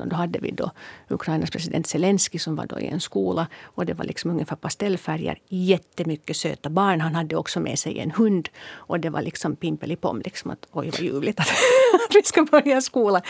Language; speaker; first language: Swedish; native; Swedish